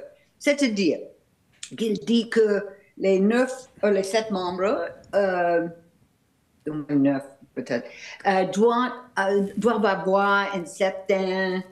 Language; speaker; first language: French; non-native, fluent; English